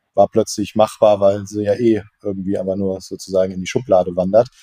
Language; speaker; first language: German; native; German